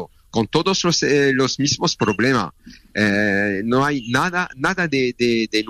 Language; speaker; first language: Spanish; non-native, learner; French